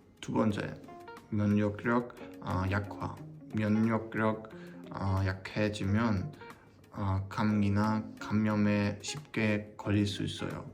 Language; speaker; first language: Korean; non-native, learner; German